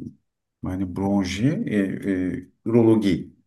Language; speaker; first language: German; non-native, learner; Turkish